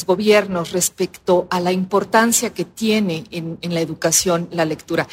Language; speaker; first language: Spanish; native; Spanish